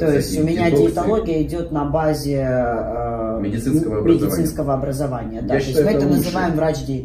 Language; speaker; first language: Russian; native; Russian